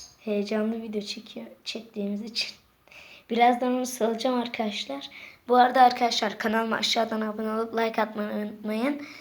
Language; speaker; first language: Turkish; native; Turkish